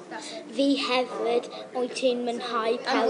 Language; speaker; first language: Welsh; non-native, learner; English